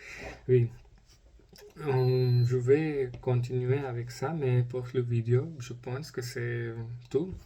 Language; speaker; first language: French; non-native, learner; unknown